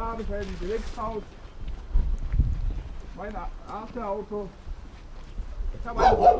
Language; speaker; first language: German; non-native, fluent; Mongolian